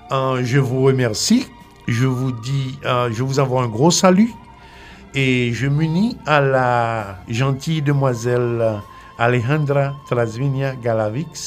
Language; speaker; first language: French; non-native, fluent; Spanish